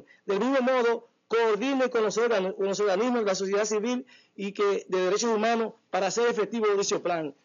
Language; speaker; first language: Spanish; native; Spanish